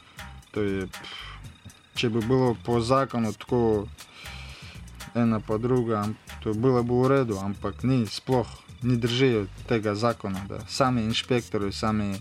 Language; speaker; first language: Slovenian; non-native, learner; Russian